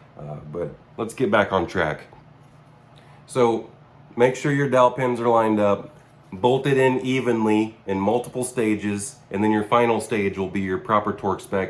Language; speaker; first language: English; native; English